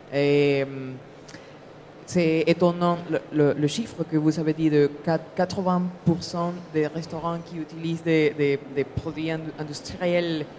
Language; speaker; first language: French; non-native, fluent; Spanish